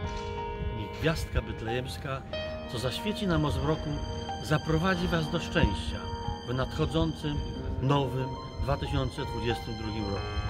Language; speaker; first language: Polish; native; Polish